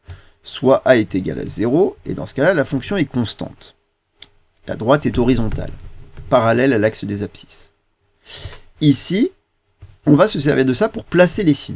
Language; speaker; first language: French; native; French